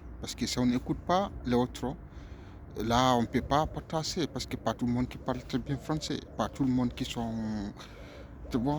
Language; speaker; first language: French; non-native, learner; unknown